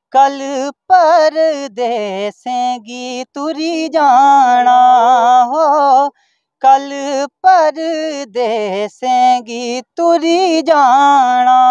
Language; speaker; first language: Hindi; native; Hindi